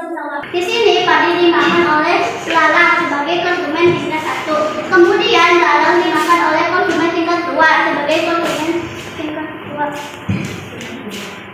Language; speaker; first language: Indonesian; native; Indonesian